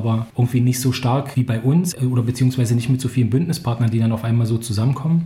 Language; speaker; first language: German; native; German